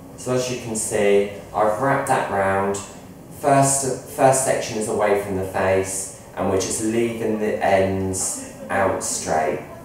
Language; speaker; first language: English; native; English